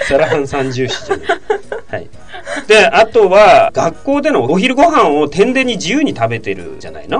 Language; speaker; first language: Japanese; native; Japanese